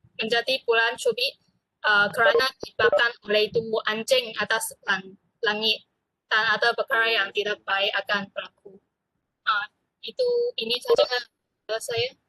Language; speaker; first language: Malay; non-native, local second language; Chinese